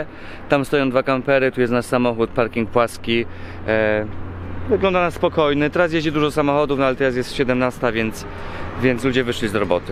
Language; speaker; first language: Polish; native; Polish